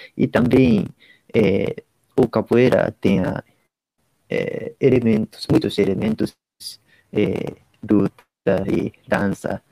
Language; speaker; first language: Portuguese; non-native, fluent; Japanese